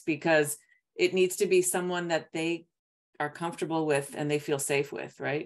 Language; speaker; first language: English; native; English